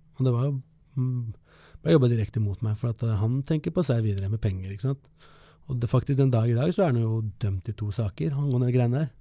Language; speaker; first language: Norwegian; early bilingual, other home language; Kurdish